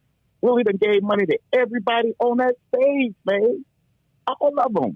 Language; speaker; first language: English; native; English